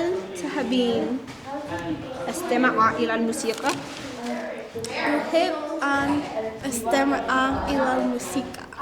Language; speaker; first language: Arabic; non-native, learner; English